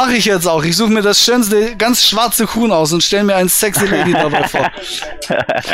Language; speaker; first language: German; native; German